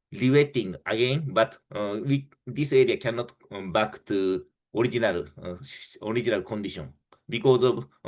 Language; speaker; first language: English; non-native, fluent; Japanese